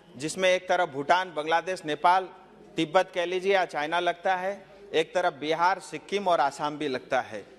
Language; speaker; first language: Hindi; non-native, local second language; Nepali